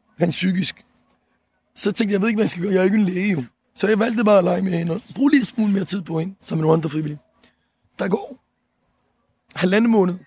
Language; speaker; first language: Danish; early bilingual, other home language; Arabic